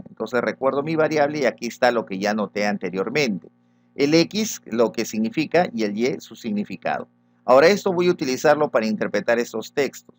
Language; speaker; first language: Spanish; native; Spanish